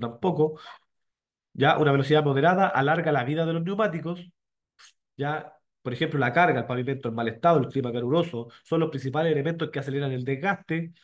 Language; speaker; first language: Spanish; native; Spanish